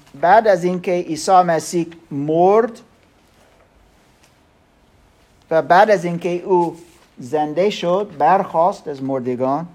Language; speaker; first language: Persian; non-native, learner; German